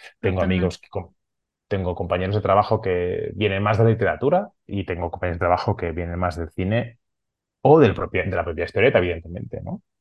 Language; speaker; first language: Spanish; non-native, local second language; Catalan